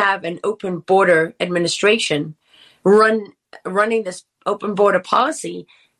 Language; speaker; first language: English; native; English